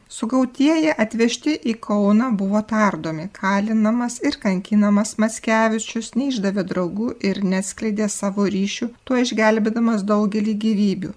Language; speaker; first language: Lithuanian; native; Lithuanian